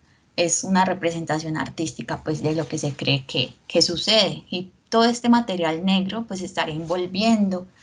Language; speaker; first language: Spanish; native; Spanish